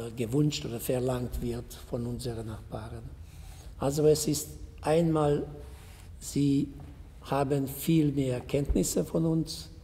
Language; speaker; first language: German; non-native, local second language; Hungarian